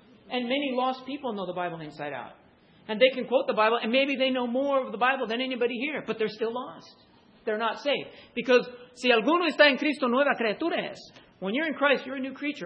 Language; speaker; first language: English; native; English